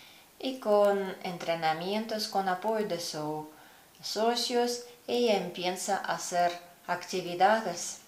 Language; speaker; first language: Spanish; non-native, learner; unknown